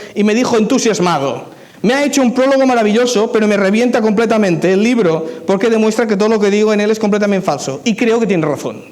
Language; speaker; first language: Spanish; non-native, local second language; Catalan